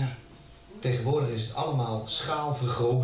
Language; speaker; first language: Dutch; native; Dutch